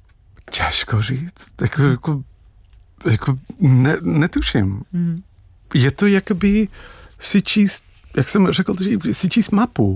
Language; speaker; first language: Czech; non-native, fluent; English